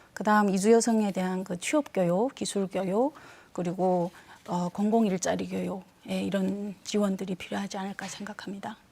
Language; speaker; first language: Korean; non-native, fluent; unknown